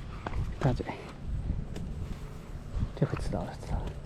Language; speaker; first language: Chinese; native; Chinese